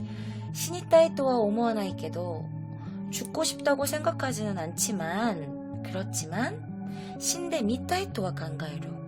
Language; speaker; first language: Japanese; non-native, fluent; Korean